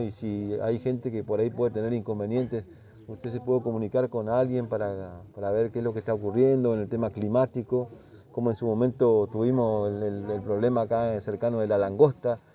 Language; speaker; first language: Spanish; native; Spanish